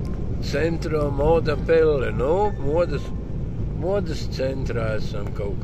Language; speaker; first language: Latvian; native; Latvian